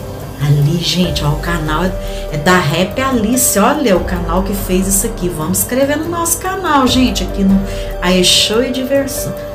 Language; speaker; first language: Portuguese; native; Portuguese